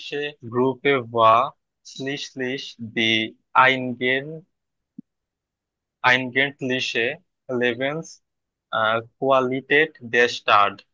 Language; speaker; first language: German; non-native, learner; Bangla